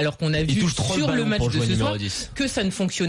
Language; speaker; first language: French; native; French